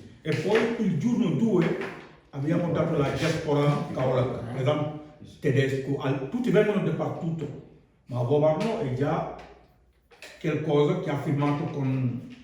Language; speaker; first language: Italian; non-native, learner; Wolof